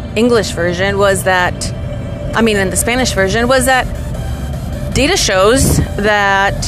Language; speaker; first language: English; early bilingual, other home language; Spanish